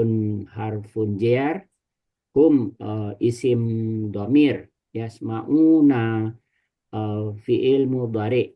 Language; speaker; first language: Arabic; non-native, learner; Indonesian